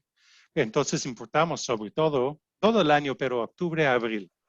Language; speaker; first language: Spanish; non-native, fluent; French